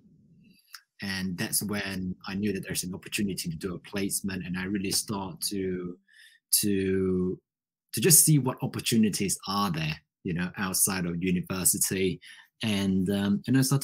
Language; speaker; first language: English; non-native, local second language; Chinese